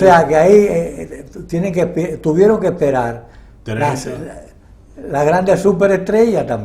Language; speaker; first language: Spanish; native; Spanish